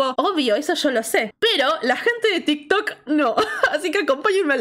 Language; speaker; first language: Spanish; native; Spanish